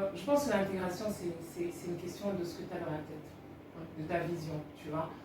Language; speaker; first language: French; early bilingual, other home language; Lingala